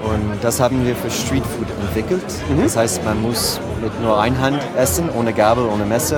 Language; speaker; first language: German; non-native, fluent; French